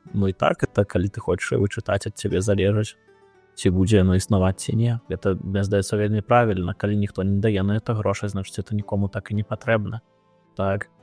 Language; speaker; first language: Belarusian; non-native, local second language; Russian